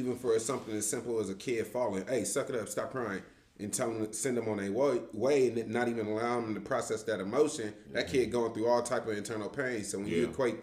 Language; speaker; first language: English; native; English